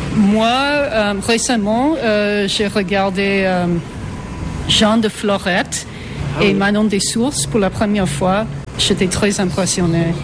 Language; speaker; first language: French; non-native, fluent; English